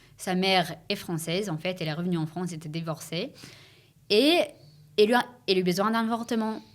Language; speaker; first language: French; early bilingual, heritage; English